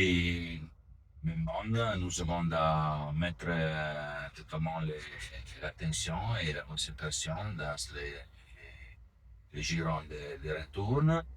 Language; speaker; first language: French; non-native, learner; Italian